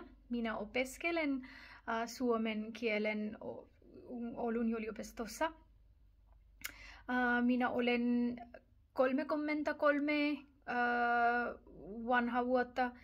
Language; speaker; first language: Finnish; non-native, learner; Urdu